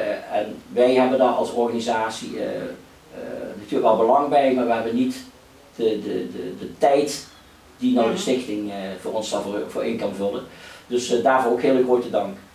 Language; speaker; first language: Dutch; native; Dutch